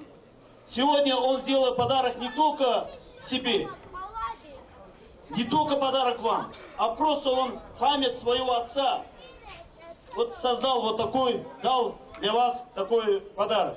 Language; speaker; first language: Russian; non-native, local second language; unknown